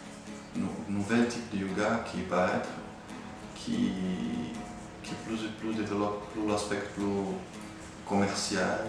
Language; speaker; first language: French; non-native, fluent; Portuguese